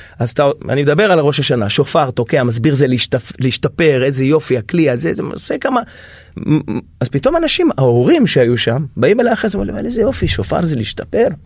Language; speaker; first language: Hebrew; native; Hebrew